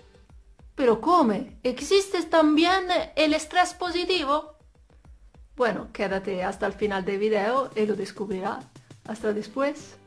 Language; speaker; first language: Spanish; non-native, fluent; Italian